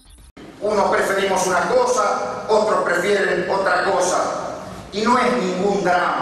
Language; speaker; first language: Spanish; native; Spanish